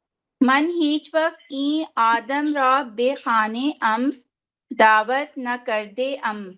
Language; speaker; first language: Persian; non-native, learner; Urdu